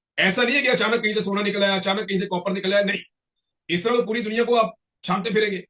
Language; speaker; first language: Urdu; non-native, local second language; Punjabi